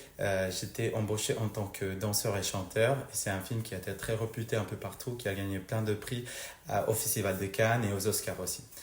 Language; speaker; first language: French; non-native, fluent; Spanish